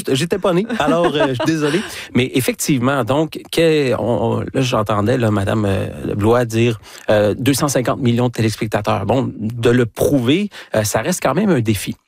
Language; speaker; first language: French; native; French